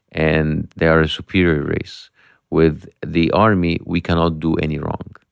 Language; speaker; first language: English; non-native, fluent; Arabic